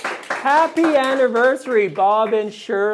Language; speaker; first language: English; native; English